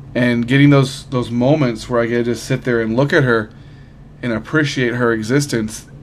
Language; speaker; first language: English; native; English